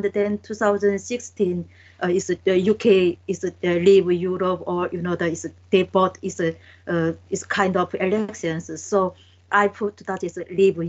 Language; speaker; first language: English; non-native, learner; Korean